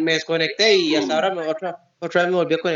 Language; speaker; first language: Spanish; native; Spanish